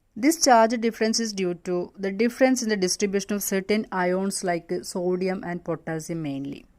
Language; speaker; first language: English; non-native, local second language; Malayalam